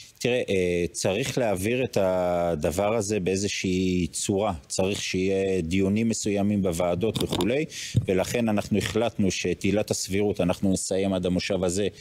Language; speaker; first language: Hebrew; native; Hebrew